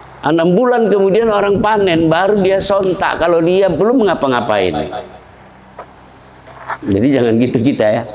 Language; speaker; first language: Indonesian; native; Indonesian